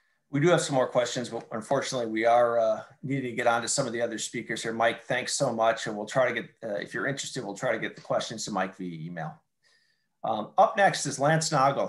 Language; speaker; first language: English; native; English